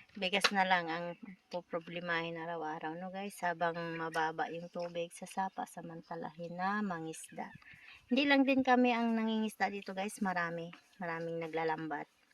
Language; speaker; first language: Filipino; non-native, local second language; Cebuano